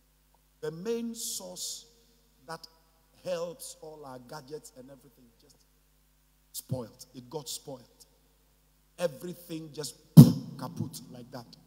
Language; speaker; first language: English; non-native, local second language; Ga